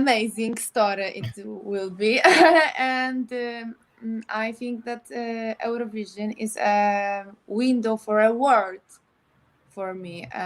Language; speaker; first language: English; non-native, learner; Polish